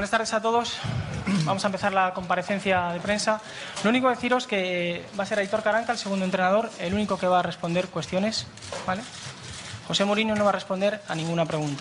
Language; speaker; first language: Spanish; native; Spanish